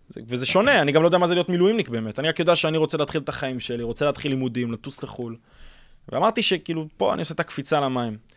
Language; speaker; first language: Hebrew; early bilingual, other home language; English